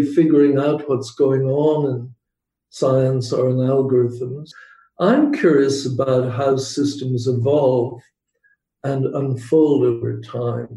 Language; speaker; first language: English; native; English